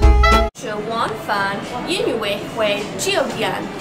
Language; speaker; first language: Chinese; non-native, learner; English